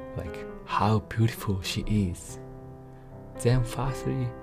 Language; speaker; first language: English; non-native, fluent; Japanese